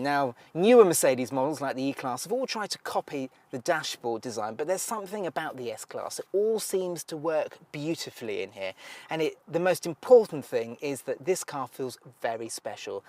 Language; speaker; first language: English; native; English